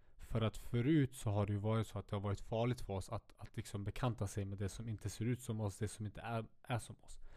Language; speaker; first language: Swedish; early bilingual, other home language; Kurdish